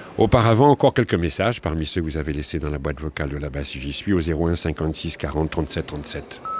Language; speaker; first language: French; native; French